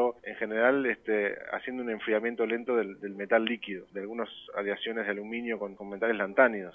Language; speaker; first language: Spanish; native; Spanish